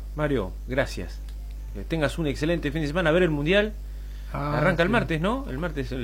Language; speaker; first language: Spanish; native; Spanish